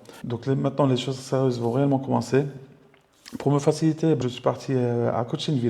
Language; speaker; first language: French; native; French